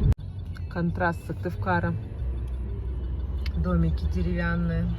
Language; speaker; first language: Russian; native; Russian